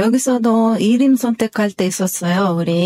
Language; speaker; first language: Korean; non-native, fluent; Kyrgyz